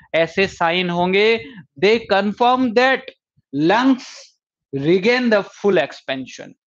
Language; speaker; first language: Hindi; native; Hindi